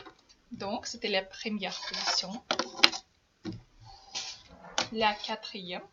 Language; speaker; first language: French; non-native, fluent; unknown